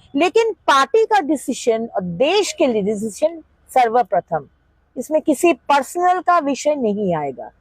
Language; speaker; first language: Hindi; non-native, local second language; Bangla